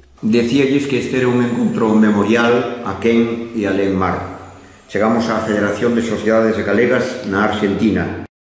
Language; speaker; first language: Galician; native; Galician